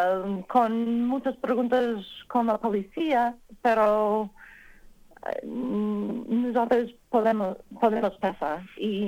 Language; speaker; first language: Spanish; non-native, learner; English